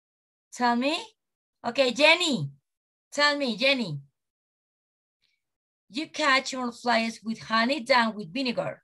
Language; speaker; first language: English; non-native, learner; Spanish